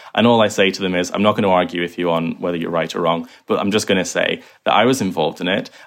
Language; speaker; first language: English; native; English